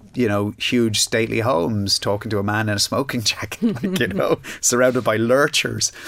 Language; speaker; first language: English; native; English